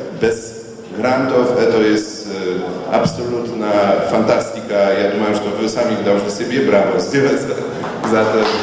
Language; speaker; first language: Polish; non-native, learner; Russian